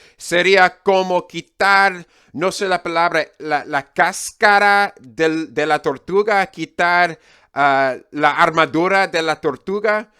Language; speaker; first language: Spanish; non-native, fluent; English